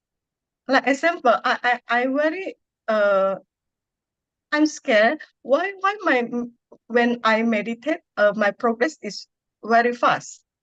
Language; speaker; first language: English; non-native, learner; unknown